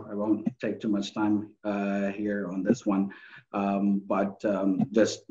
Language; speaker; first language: English; non-native, local second language; Urdu